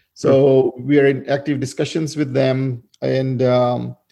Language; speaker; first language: English; non-native, fluent; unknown